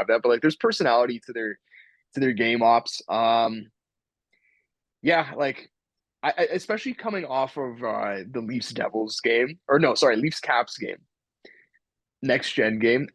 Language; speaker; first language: English; native; English